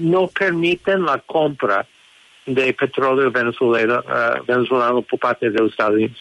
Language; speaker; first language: Spanish; non-native, fluent; English